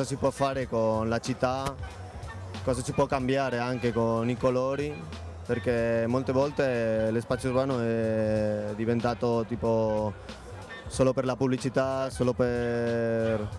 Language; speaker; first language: Italian; non-native, fluent; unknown